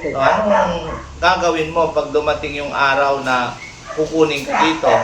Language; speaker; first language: Filipino; native; Filipino